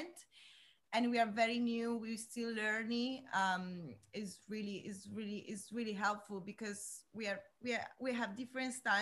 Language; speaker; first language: English; non-native, learner; Italian